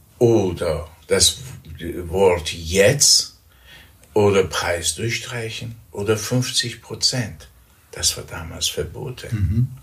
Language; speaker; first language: German; early bilingual, other home language; Persian